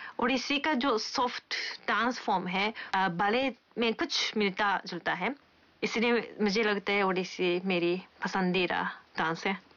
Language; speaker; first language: Hindi; non-native, fluent; Japanese